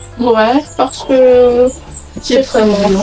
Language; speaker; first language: French; non-native, local second language; Malagasy